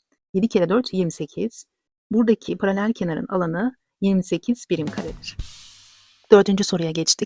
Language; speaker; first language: Turkish; native; Turkish